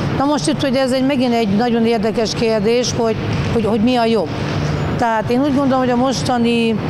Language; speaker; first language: Hungarian; native; Hungarian